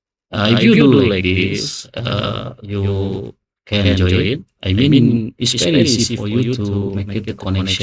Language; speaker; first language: English; non-native, learner; Indonesian